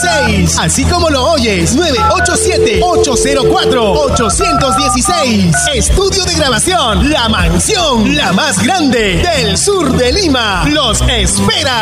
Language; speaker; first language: Spanish; native; Spanish